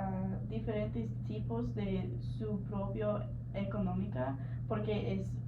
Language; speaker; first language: Spanish; non-native, learner; English